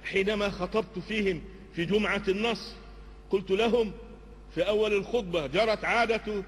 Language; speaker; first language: Arabic; native; Arabic